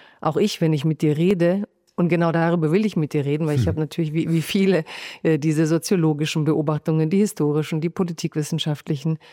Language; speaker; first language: German; early bilingual, other home language; Croatian